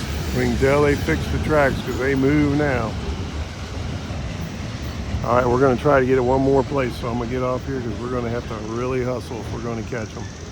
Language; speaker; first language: English; native; English